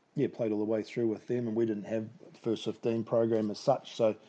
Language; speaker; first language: English; native; English